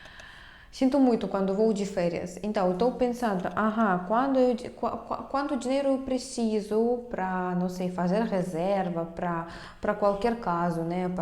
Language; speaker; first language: Portuguese; non-native, fluent; Russian